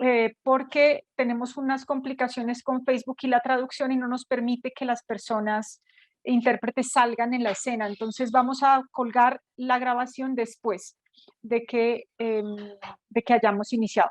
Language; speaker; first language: Spanish; native; Spanish